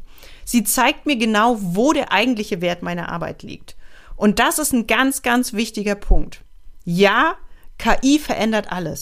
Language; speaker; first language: German; native; German